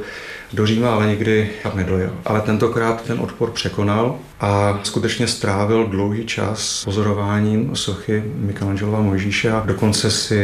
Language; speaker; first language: Czech; native; Czech